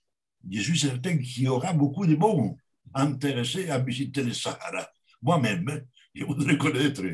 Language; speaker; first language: French; non-native, learner; Spanish